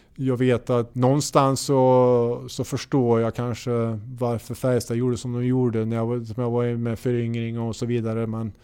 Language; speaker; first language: Swedish; native; Swedish